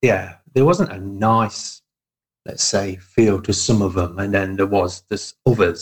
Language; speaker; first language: English; native; English